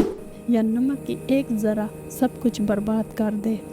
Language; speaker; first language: Hindi; native; Hindi